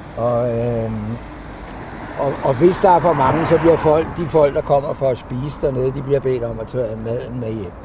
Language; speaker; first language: Danish; native; Danish